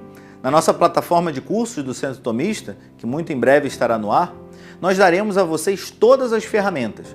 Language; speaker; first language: Portuguese; native; Portuguese